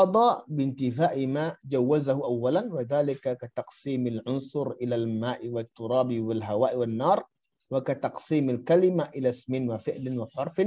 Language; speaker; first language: Arabic; non-native, fluent; Indonesian